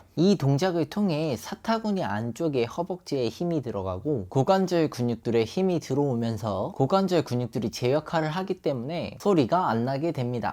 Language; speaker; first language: Korean; native; Korean